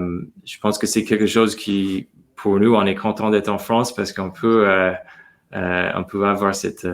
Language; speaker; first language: French; non-native, fluent; English